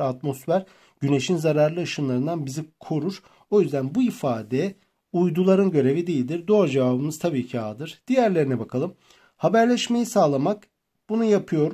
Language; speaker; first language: Turkish; native; Turkish